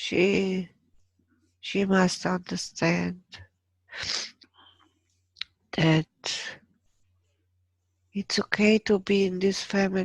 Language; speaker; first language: English; non-native, fluent; German